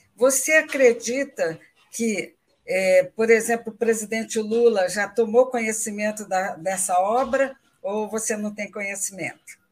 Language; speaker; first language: Portuguese; native; Portuguese